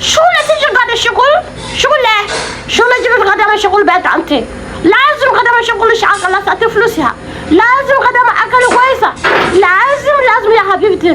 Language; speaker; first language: Arabic; non-native, learner; Oromo